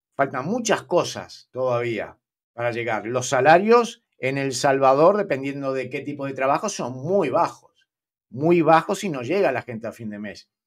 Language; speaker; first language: Spanish; native; Spanish